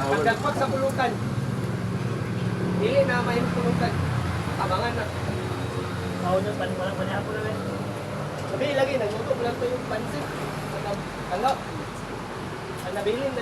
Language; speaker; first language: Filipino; non-native, local second language; Cebuano